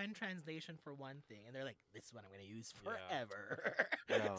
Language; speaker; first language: English; non-native, local second language; Filipino